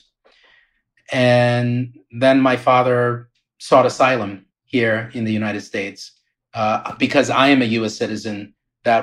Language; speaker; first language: English; native; English